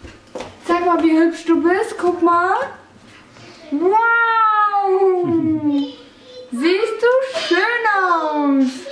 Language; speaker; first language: German; native; German